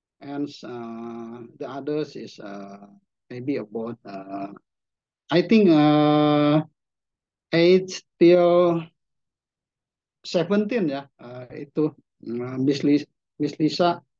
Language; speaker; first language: English; non-native, learner; Indonesian